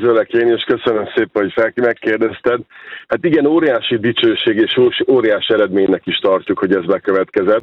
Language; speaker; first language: Hungarian; native; Hungarian